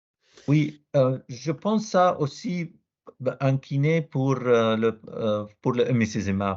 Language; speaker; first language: French; non-native, learner; Arabic